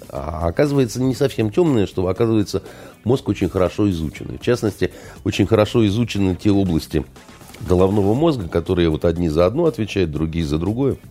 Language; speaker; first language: Russian; native; Russian